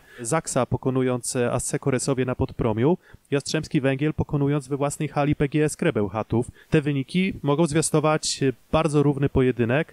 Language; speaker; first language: Polish; native; Polish